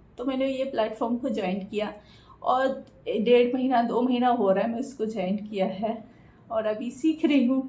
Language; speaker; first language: Hindi; non-native, local second language; Bangla